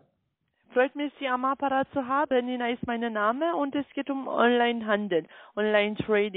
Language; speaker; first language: German; non-native, learner; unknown